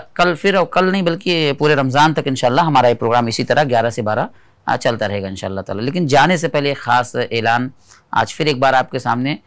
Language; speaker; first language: Hindi; native; Hindi